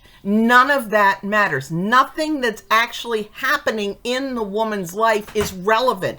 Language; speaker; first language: English; native; English